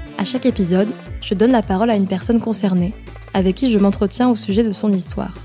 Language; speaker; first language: French; native; French